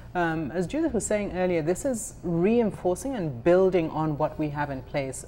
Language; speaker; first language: English; non-native, local second language; Ganda